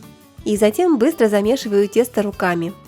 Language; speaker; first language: Russian; native; Russian